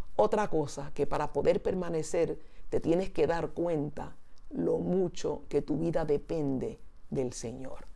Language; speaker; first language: Spanish; early bilingual, heritage; Spanish